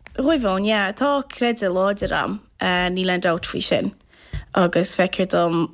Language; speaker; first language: Irish; native; Irish